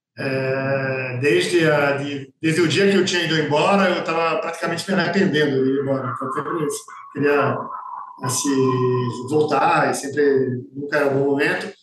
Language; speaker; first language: Portuguese; non-native, fluent; French